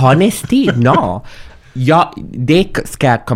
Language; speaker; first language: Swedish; non-native, fluent; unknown